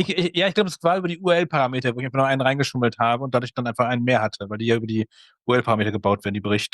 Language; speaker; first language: German; native; German